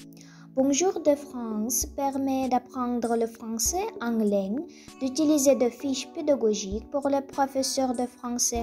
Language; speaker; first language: French; non-native, fluent; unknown